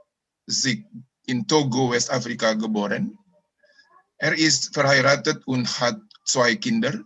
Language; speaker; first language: German; non-native, learner; Indonesian